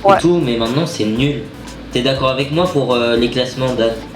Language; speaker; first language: French; native; French